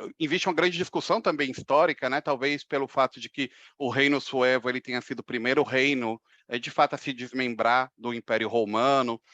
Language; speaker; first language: Portuguese; native; Portuguese